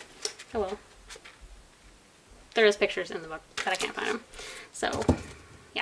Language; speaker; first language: English; native; English